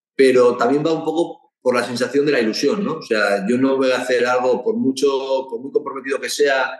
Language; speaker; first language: Spanish; native; Spanish